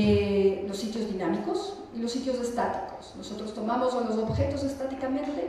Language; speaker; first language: Spanish; native; Spanish